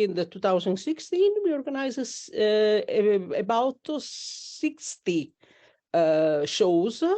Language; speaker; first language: English; non-native, learner; Italian